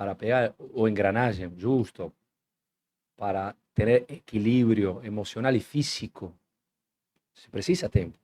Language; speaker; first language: Portuguese; non-native, learner; Spanish